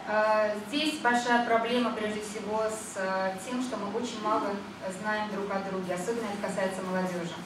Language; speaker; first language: Russian; native; Russian